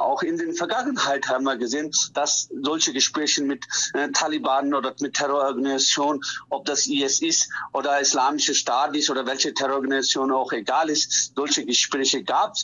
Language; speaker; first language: German; non-native, fluent; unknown